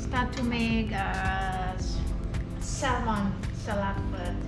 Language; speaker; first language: English; non-native, learner; Thai